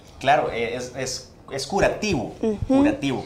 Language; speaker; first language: Spanish; native; Spanish